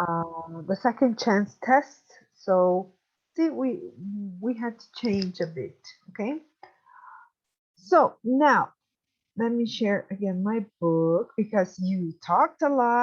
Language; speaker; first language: English; non-native, fluent; Spanish